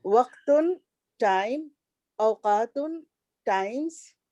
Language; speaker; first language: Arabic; non-native, learner; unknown